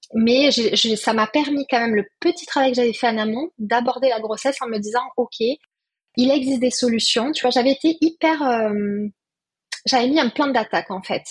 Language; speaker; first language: French; native; French